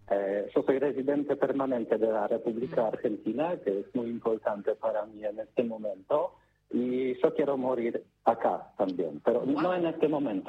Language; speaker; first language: Spanish; non-native, learner; Polish